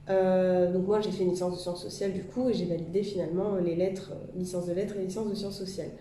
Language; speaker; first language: French; native; French